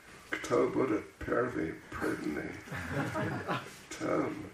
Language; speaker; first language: Russian; non-native, learner; English